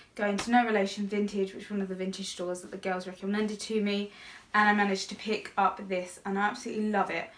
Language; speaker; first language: English; native; English